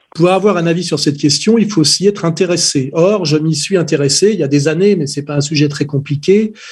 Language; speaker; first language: French; native; French